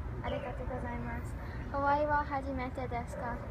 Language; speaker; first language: Japanese; non-native, learner; English